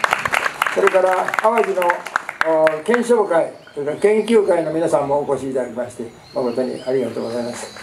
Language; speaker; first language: Japanese; native; Japanese